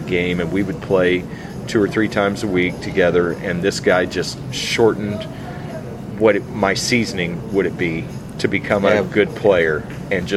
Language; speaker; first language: English; native; English